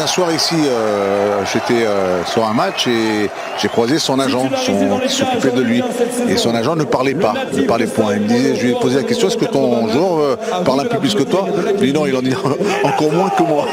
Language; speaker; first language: French; native; French